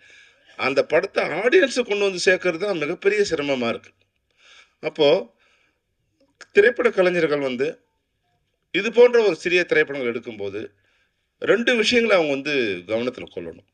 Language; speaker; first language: Tamil; native; Tamil